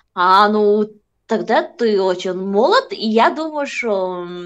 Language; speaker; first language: Russian; non-native, fluent; Turkish